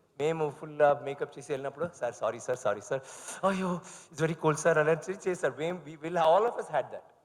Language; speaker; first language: Telugu; non-native, learner; Tamil